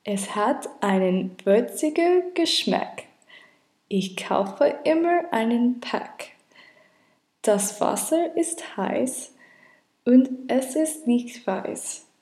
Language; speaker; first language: German; non-native, learner; English